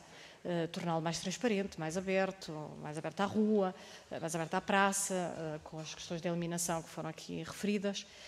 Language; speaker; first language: Portuguese; native; Portuguese